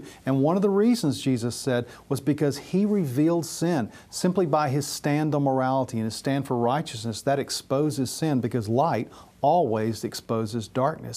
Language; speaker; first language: English; native; English